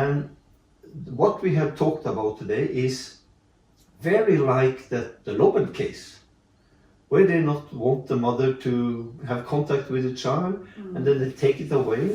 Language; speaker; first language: English; non-native, fluent; Norwegian